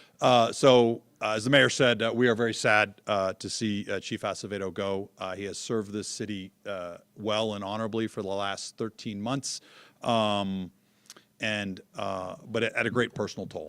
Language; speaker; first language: English; native; English